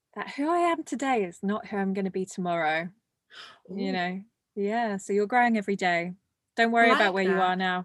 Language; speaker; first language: English; early bilingual, other home language; Morisyen